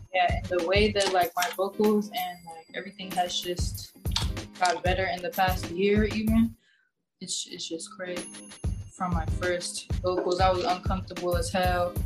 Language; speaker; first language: English; native; English